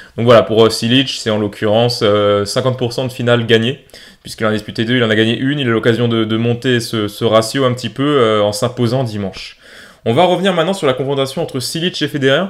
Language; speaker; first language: French; native; French